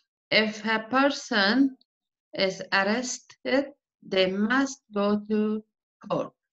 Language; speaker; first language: English; non-native, learner; Persian